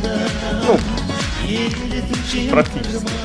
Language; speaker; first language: Russian; native; Russian